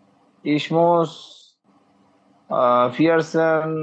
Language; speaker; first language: German; non-native, learner; Bangla